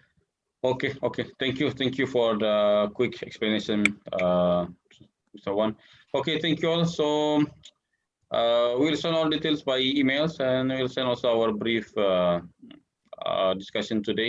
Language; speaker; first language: English; non-native, learner; Indonesian